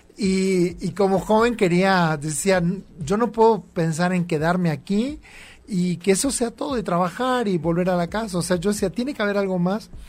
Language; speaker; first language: Spanish; native; Spanish